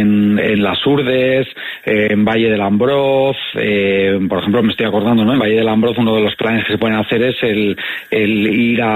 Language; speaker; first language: Spanish; native; Spanish